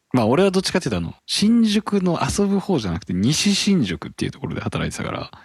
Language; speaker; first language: Japanese; early bilingual, heritage; Japanese